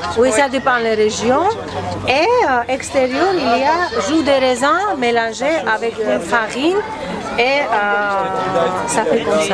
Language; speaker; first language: French; non-native, learner; Georgian